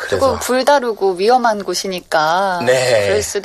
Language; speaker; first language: Korean; native; Korean